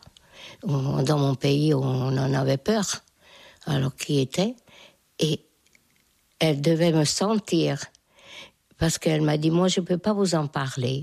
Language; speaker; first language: French; non-native, fluent; Hungarian